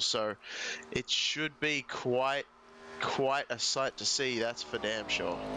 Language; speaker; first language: English; native; English